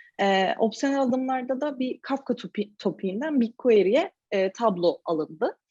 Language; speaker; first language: Turkish; native; Turkish